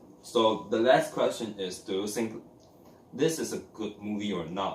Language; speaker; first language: English; non-native, learner; Chinese